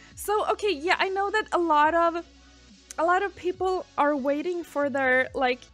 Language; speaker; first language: English; non-native, fluent; Swedish